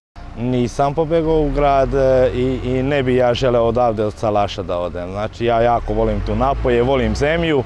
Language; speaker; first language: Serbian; non-native, local second language; Hungarian